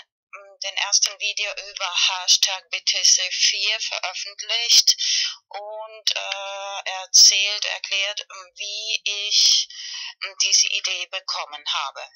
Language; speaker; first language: German; non-native, fluent; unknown